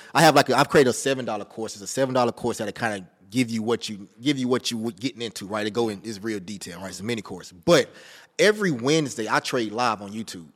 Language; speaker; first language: English; native; English